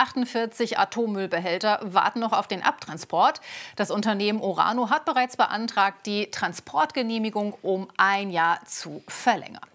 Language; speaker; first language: German; native; German